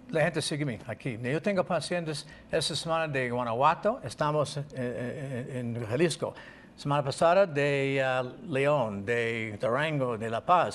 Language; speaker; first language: Spanish; non-native, learner; English